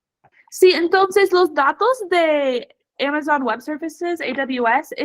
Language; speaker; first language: Spanish; non-native, fluent; English